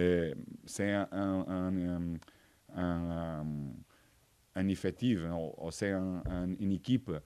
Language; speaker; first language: French; non-native, fluent; Portuguese